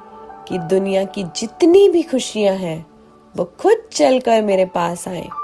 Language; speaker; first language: Hindi; native; Hindi